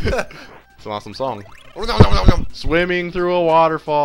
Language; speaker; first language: English; native; English